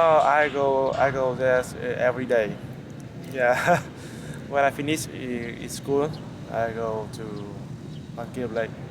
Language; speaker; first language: English; non-native, learner; Vietnamese